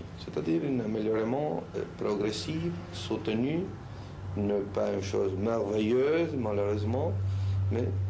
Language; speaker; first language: French; non-native, fluent; Spanish